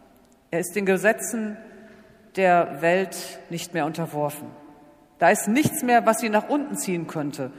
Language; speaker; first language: German; native; German